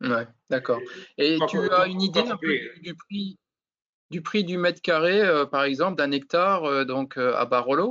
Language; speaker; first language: French; native; French